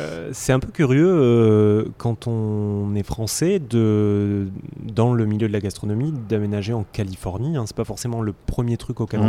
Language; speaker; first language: French; native; French